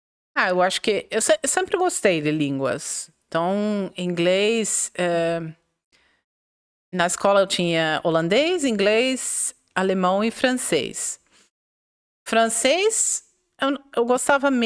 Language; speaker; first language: Portuguese; non-native, fluent; Dutch